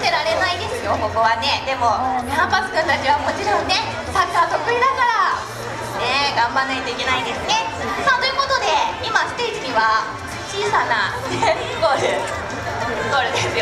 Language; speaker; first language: Japanese; native; Japanese